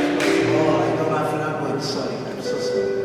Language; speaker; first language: English; non-native, learner; Somali